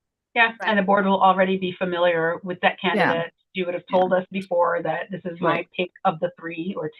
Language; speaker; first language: English; native; English